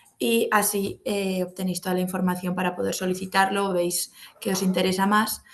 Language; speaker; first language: Spanish; native; Spanish